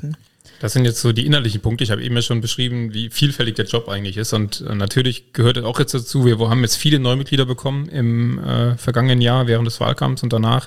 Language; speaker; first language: German; native; German